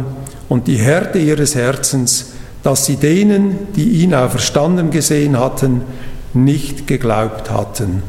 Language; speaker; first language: German; native; German